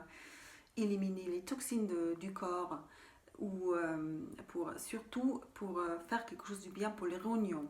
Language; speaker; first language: French; non-native, fluent; German